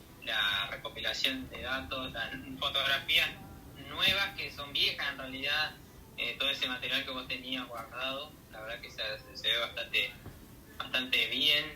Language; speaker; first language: Spanish; native; Spanish